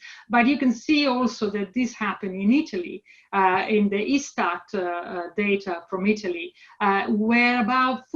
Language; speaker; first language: English; non-native, fluent; Italian